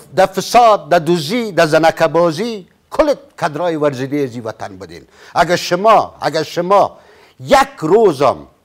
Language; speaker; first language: Persian; native; Persian